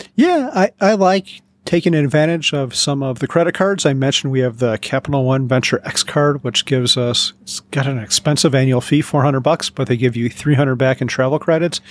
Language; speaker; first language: English; native; English